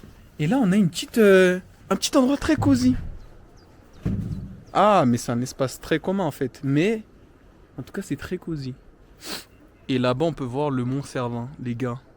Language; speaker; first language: French; native; French